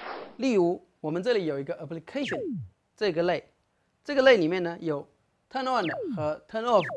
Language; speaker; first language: Chinese; native; Chinese